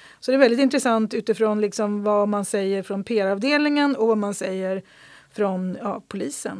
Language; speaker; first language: Swedish; native; Swedish